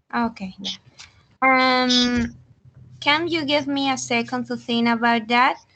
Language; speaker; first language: English; non-native, learner; Spanish